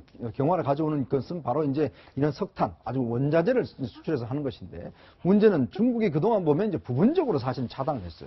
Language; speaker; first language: Korean; native; Korean